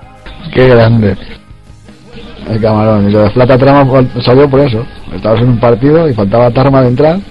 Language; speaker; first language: Spanish; native; Spanish